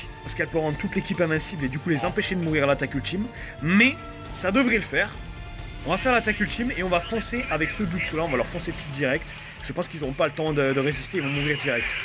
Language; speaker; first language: French; native; French